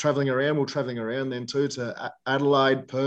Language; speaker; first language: English; native; English